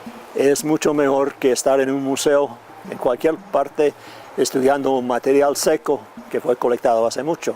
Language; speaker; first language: Spanish; non-native, fluent; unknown